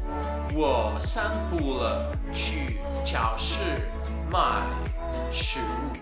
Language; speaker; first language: Chinese; non-native, learner; French